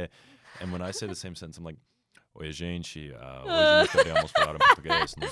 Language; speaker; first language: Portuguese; non-native, learner; English